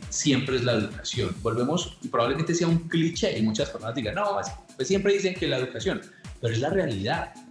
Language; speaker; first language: Spanish; native; Spanish